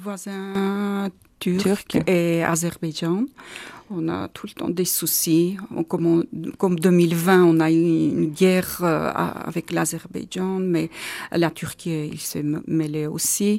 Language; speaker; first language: French; non-native, learner; Armenian